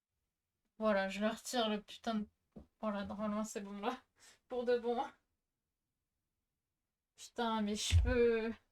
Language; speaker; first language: French; native; French